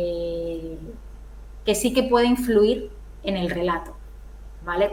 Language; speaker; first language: Spanish; native; Spanish